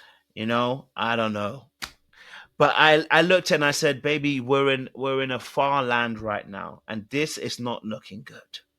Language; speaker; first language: English; native; English